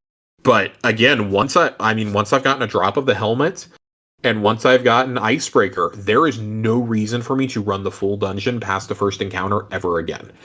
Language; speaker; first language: English; native; English